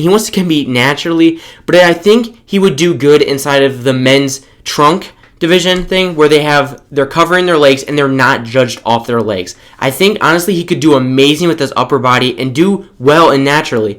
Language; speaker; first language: English; native; English